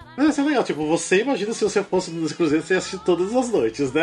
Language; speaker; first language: Portuguese; native; Portuguese